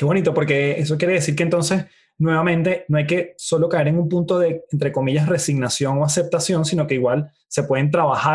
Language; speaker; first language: Spanish; native; Spanish